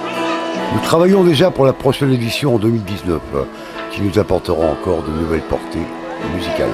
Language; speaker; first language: French; native; French